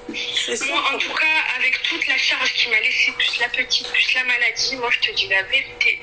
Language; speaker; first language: French; early bilingual, other home language; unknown